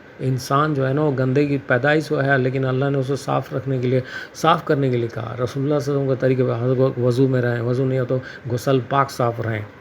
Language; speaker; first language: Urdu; native; Urdu